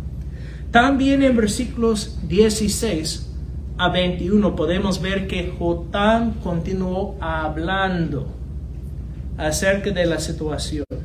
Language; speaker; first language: Spanish; non-native, fluent; English